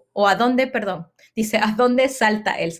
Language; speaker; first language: Spanish; early bilingual, heritage; Spanish